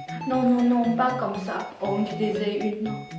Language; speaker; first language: French; non-native, learner; Chinese